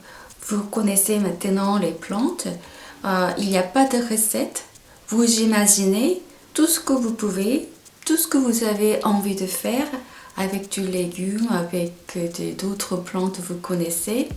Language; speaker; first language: French; non-native, fluent; Korean